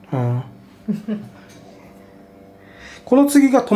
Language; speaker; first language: Japanese; native; Japanese